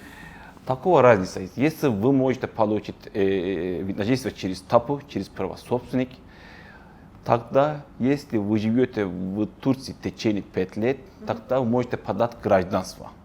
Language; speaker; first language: Russian; non-native, learner; Turkish